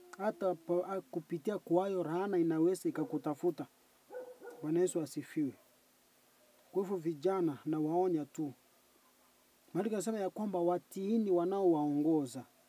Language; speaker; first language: Swahili; non-native, local second language; Gusii